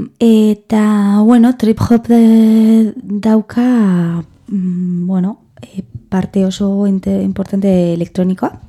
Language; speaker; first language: Basque; non-native, learner; Spanish